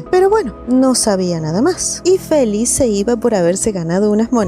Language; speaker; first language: Spanish; native; Spanish